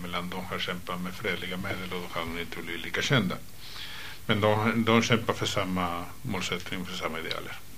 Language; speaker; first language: Swedish; non-native, fluent; Spanish